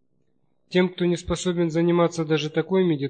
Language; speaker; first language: Russian; native; Russian